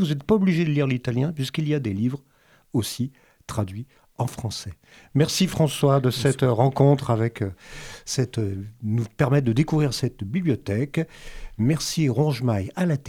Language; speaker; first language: French; native; French